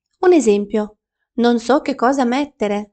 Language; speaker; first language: Italian; non-native, fluent; Ukrainian